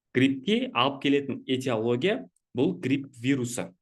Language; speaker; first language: Russian; non-native, local second language; Kazakh